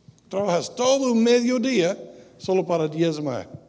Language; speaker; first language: Spanish; non-native, fluent; English